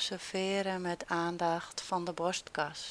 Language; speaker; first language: Dutch; native; Dutch